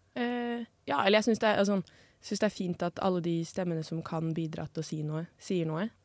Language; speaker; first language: Norwegian; native; Norwegian